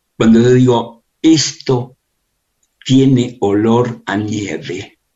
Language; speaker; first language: Spanish; early bilingual, other home language; Russian